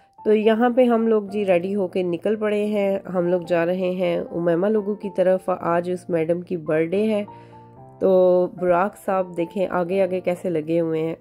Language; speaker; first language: Urdu; non-native, local second language; Punjabi